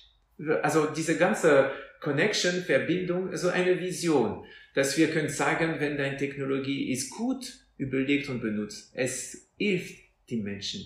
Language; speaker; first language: German; non-native, fluent; French